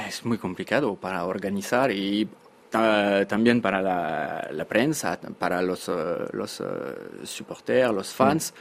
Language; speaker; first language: Spanish; non-native, fluent; French